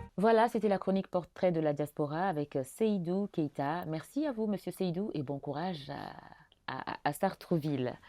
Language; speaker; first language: French; non-native, local second language; Bambara